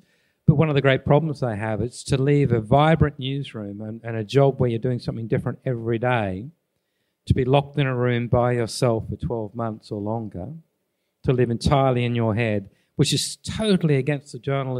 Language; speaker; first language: English; native; English